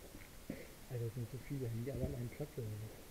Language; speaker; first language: German; native; German